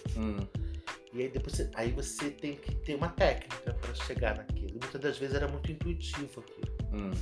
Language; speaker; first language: Portuguese; native; Portuguese